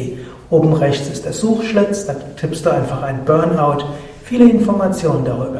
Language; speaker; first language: German; native; German